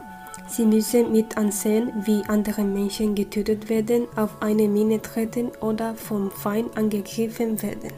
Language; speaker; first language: German; non-native, fluent; Spanish